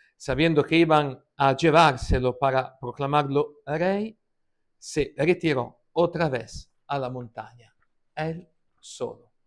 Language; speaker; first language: Spanish; non-native, fluent; Italian